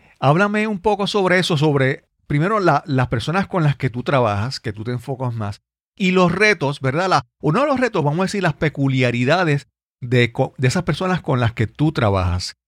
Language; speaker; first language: Spanish; native; Spanish